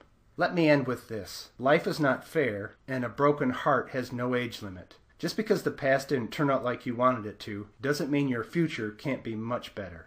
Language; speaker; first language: English; native; English